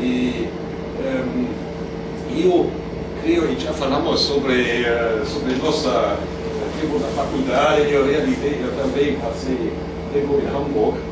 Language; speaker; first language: Portuguese; non-native, fluent; German